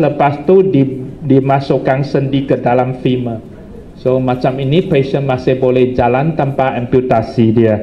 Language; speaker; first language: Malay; non-native, local second language; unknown